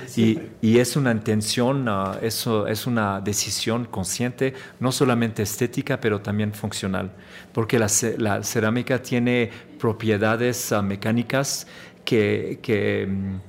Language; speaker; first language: Spanish; early bilingual, heritage; Spanish